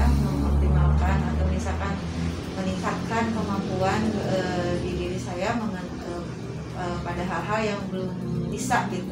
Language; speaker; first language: Indonesian; non-native, local second language; Sundanese